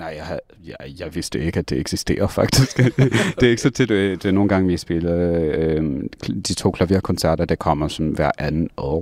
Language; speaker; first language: Danish; non-native, fluent; English